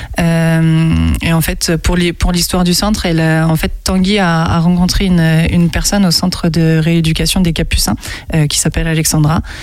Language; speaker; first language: French; native; French